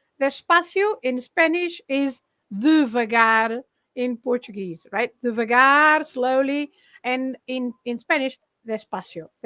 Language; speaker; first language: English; non-native, fluent; Portuguese